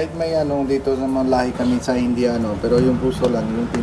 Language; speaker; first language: Filipino; non-native, learner; Hindi